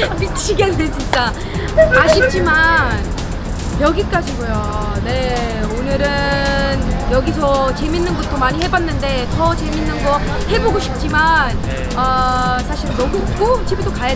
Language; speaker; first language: Korean; non-native, fluent; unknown